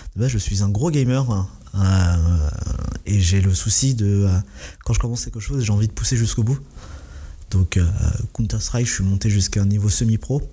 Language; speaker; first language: French; native; French